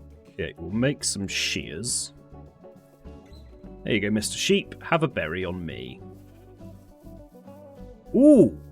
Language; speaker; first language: English; native; English